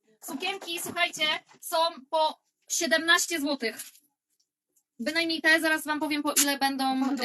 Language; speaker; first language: Polish; native; Polish